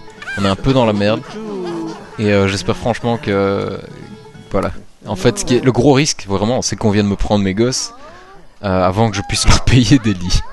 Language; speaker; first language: French; native; French